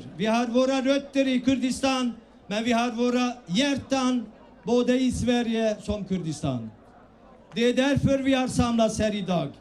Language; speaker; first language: Swedish; early bilingual, other home language; Kurdish